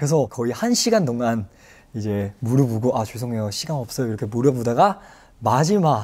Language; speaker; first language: Korean; non-native, fluent; Chinese